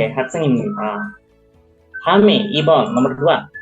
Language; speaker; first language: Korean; non-native, learner; Indonesian